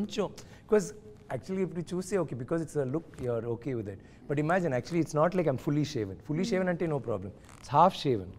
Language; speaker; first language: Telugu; non-native, learner; Tamil